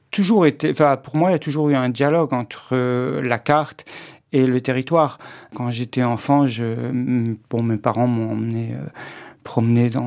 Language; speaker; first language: French; native; French